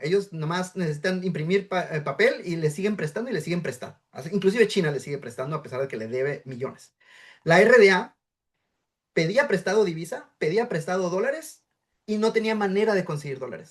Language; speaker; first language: Spanish; native; Spanish